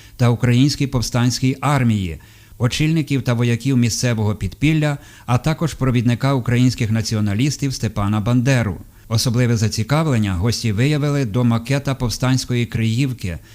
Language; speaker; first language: Ukrainian; native; Ukrainian